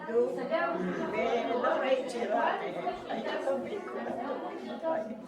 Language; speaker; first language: Hebrew; non-native, fluent; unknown